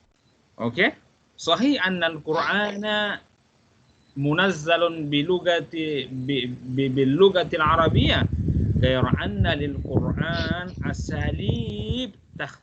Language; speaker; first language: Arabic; non-native, fluent; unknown